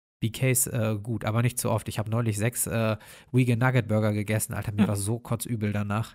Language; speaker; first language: German; native; German